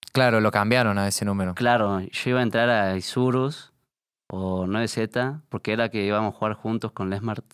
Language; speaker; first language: Spanish; native; Spanish